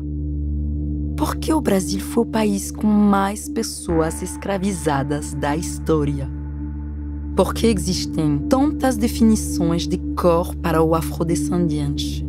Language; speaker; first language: Portuguese; non-native, fluent; French